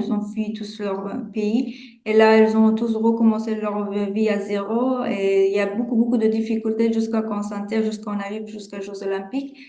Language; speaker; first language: French; non-native, fluent; Persian